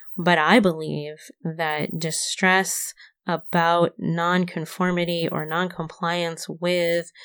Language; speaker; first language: English; native; English